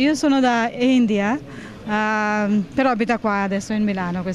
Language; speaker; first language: Italian; non-native, learner; Hindi